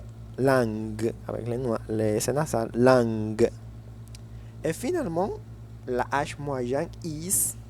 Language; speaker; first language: French; non-native, fluent; Spanish